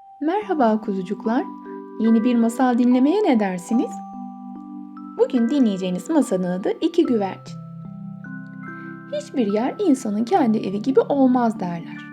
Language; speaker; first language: Turkish; native; Turkish